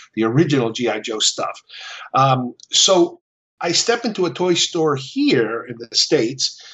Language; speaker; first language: English; early bilingual, other home language; Spanish